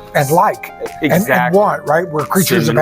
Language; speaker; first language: English; native; English